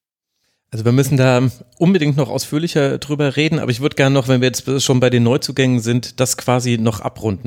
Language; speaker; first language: German; native; German